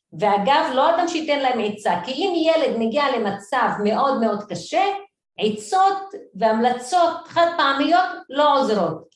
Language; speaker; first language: Hebrew; non-native, local second language; Arabic